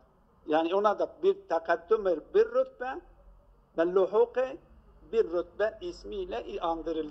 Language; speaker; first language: Turkish; native; Turkish